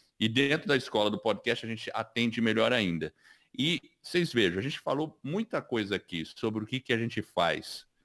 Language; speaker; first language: Portuguese; early bilingual, other home language; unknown